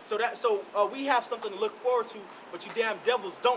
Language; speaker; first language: English; native; English